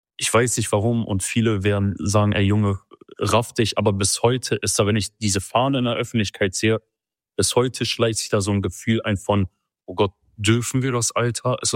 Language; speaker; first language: German; early bilingual, other home language; Kurdish